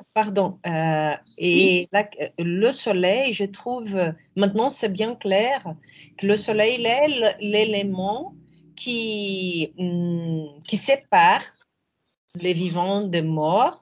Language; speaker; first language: French; non-native, fluent; Portuguese